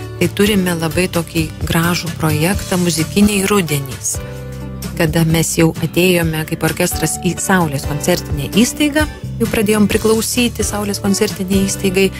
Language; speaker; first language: Lithuanian; native; Lithuanian